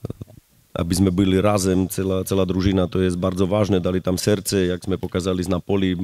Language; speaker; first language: Polish; non-native, learner; Slovak